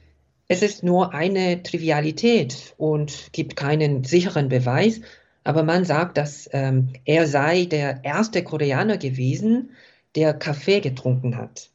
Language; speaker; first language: German; non-native, fluent; Korean